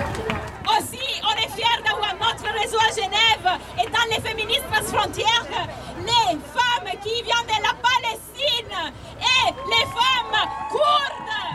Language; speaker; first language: French; non-native, learner; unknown